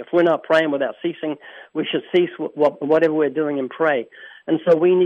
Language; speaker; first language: English; native; English